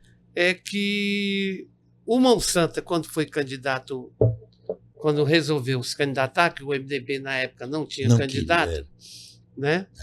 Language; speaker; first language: Portuguese; native; Portuguese